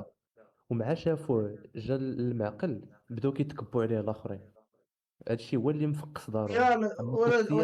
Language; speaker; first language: Arabic; native; Arabic